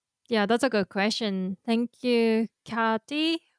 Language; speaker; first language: English; non-native, fluent; Japanese